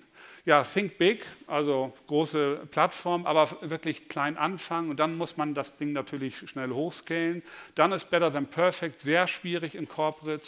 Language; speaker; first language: German; native; German